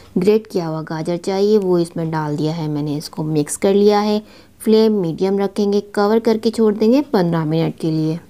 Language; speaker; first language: Urdu; native; Urdu